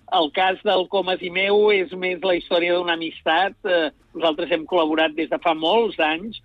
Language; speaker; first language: Catalan; native; Catalan